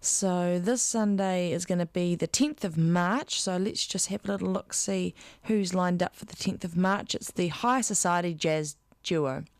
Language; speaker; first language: English; native; English